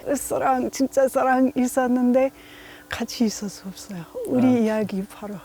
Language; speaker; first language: Korean; non-native, learner; English